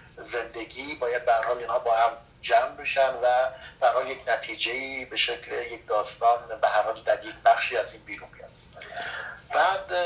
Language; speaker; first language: Persian; non-native, local second language; Kurdish